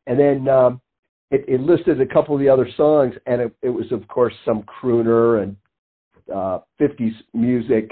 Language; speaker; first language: English; native; English